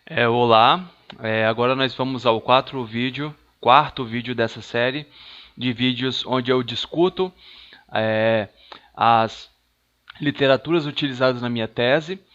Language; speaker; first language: Portuguese; native; Portuguese